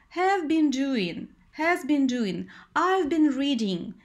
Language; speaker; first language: English; non-native, fluent; Russian